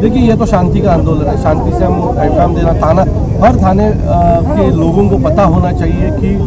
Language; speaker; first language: Hindi; non-native, local second language; Marathi